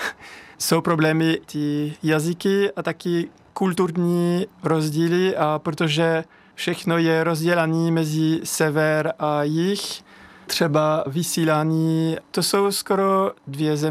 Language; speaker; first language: Czech; non-native, fluent; French